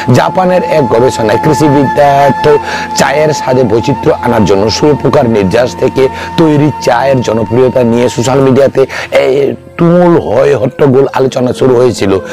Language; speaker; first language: Bangla; non-native, local second language; Kok Borok